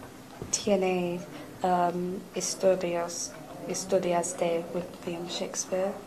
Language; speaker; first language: Spanish; non-native, learner; English